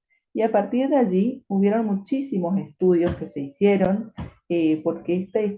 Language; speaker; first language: Spanish; native; Spanish